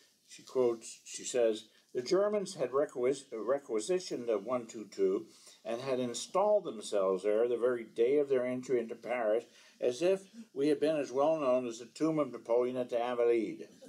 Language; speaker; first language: English; native; English